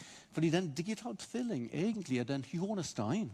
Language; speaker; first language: Norwegian; non-native, fluent; English